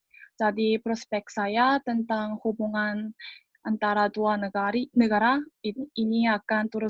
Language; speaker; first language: Indonesian; non-native, learner; Korean